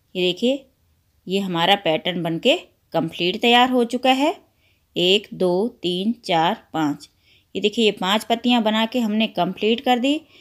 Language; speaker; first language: Hindi; native; Hindi